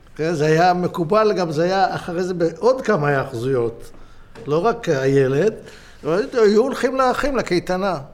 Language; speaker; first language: Hebrew; native; Hebrew